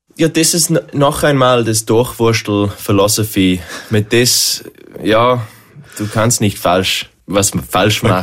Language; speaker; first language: German; non-native, learner; English